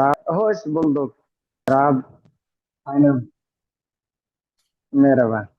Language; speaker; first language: Turkish; non-native, learner; Arabic